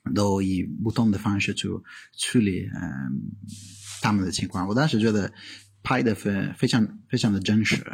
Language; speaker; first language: Chinese; non-native, fluent; Italian